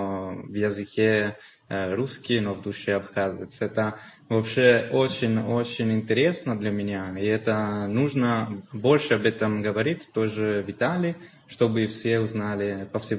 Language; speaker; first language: Russian; non-native, fluent; Italian